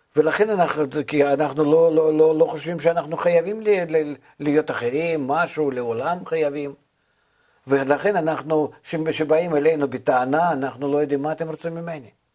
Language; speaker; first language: Hebrew; non-native, fluent; Russian